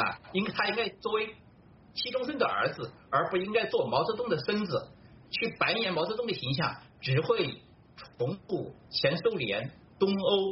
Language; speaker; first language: Chinese; native; Chinese